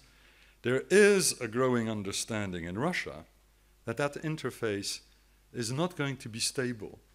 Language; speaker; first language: English; non-native, fluent; French